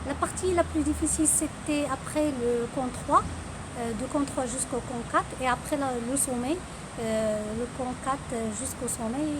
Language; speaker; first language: French; non-native, local second language; Arabic